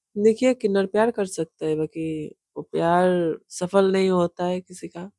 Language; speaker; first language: Hindi; non-native, local second language; Bangla